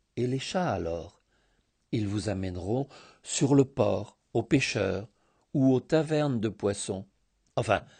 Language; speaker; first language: French; early bilingual, heritage; Greek